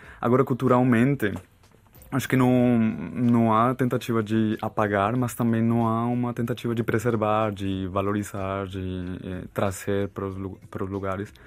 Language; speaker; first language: Portuguese; non-native, fluent; Spanish